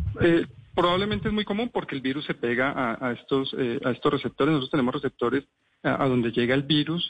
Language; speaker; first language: Spanish; native; Spanish